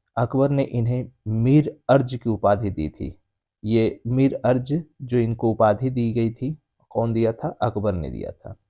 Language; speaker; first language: Hindi; native; Hindi